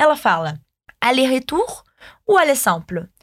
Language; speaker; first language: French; non-native, fluent; Portuguese